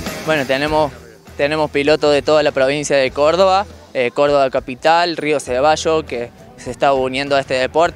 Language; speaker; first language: Spanish; native; Spanish